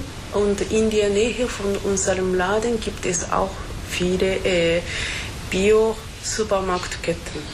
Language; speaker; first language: German; non-native, fluent; Japanese